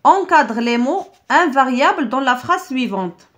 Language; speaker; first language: French; non-native, local second language; Arabic